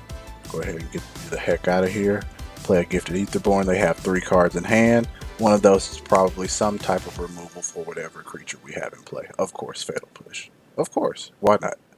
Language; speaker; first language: English; native; English